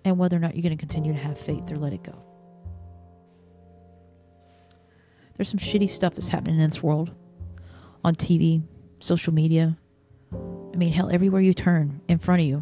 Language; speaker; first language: English; native; English